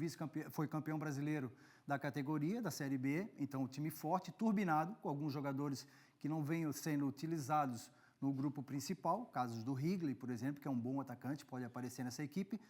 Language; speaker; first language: Portuguese; native; Portuguese